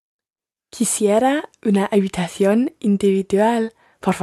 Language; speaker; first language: Spanish; non-native, learner; English